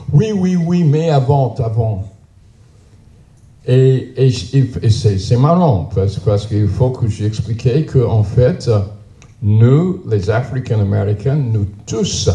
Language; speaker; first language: French; non-native, learner; English